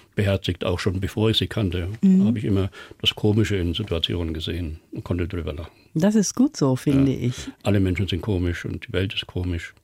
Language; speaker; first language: German; native; German